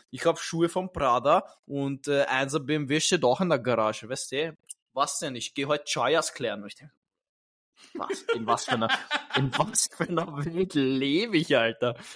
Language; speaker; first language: German; native; German